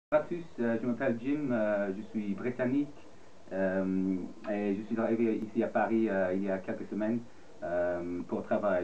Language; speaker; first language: French; non-native, fluent; English